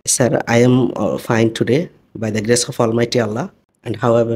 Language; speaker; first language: English; non-native, learner; Bangla